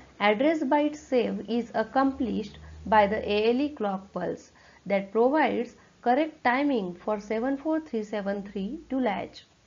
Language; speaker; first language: English; non-native, local second language; Marathi